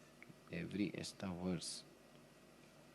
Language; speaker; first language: Spanish; non-native, learner; Hindi